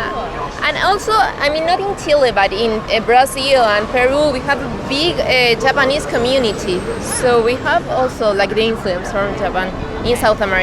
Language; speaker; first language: English; non-native, fluent; Spanish